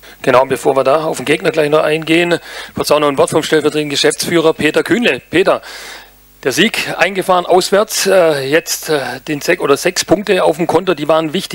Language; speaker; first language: German; native; German